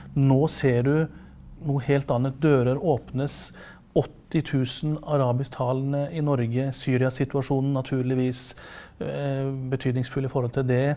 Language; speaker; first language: Norwegian; native; Norwegian